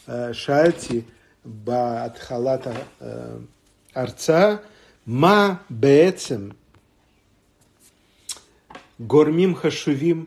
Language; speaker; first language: Hebrew; non-native, fluent; Russian